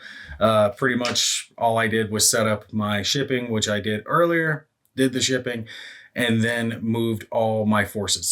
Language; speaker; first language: English; native; English